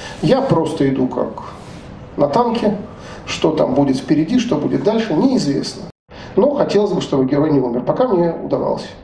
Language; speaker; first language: Russian; native; Russian